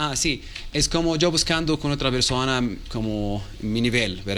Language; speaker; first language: Spanish; non-native, learner; Arabic